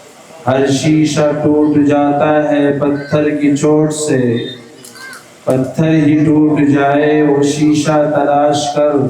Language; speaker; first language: Urdu; native; Urdu